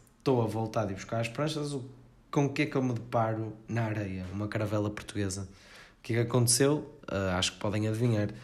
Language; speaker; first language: Portuguese; native; Portuguese